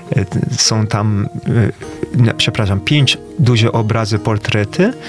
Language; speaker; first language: Polish; non-native, fluent; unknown